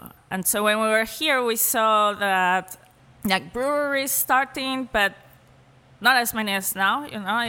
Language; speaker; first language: English; non-native, fluent; Spanish